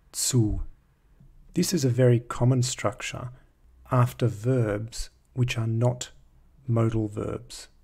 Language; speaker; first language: English; native; English